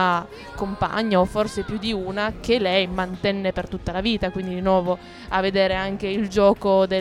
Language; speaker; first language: Italian; native; Italian